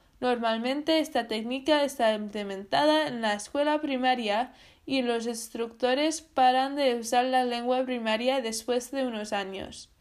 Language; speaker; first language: Spanish; non-native, fluent; English